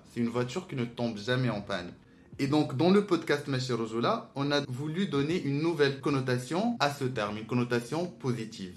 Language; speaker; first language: French; non-native, local second language; Arabic